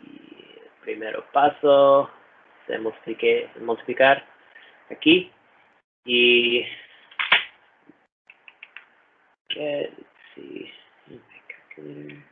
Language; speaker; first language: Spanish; non-native, learner; English